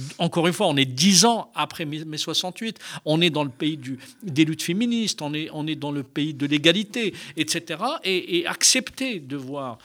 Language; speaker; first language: French; non-native, local second language; Arabic